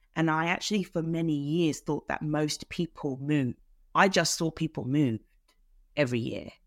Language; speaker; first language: English; native; English